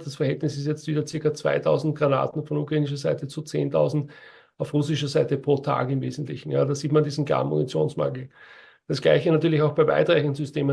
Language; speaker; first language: German; native; German